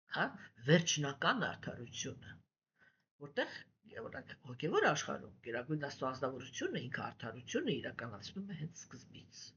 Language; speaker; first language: Armenian; native; Armenian